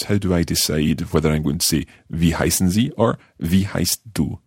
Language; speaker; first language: German; non-native, learner; English